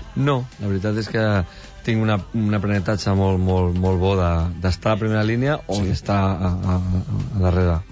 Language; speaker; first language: Catalan; non-native, local second language; Spanish